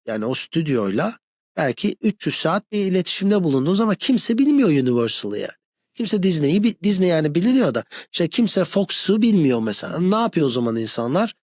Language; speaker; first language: Turkish; early bilingual, other home language; English